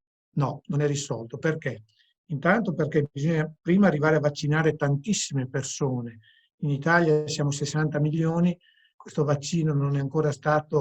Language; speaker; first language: Italian; native; Italian